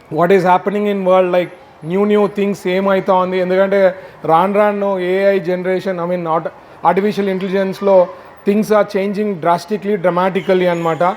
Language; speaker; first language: Telugu; native; Telugu